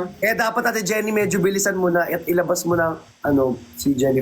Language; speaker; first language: Filipino; native; Filipino